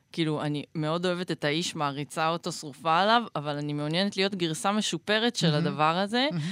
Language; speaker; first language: Hebrew; native; Hebrew